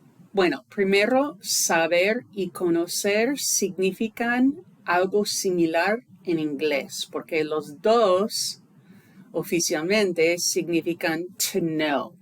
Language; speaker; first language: Spanish; non-native, fluent; English